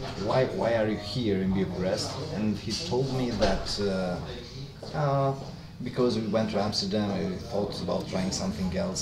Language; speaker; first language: English; non-native, learner; Romanian